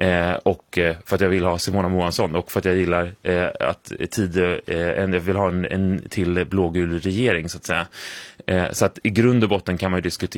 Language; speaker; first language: Swedish; native; Swedish